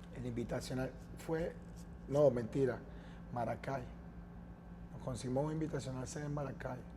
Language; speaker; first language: Spanish; native; Spanish